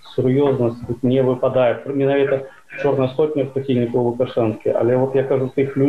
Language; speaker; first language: Russian; non-native, local second language; Belarusian